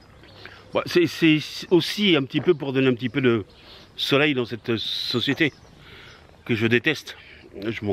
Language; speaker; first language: French; native; French